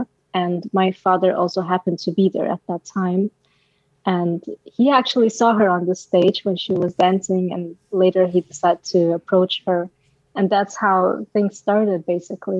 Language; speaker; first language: English; non-native, fluent; Danish